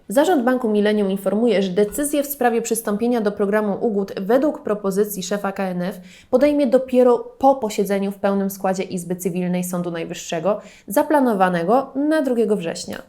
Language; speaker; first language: Polish; native; Polish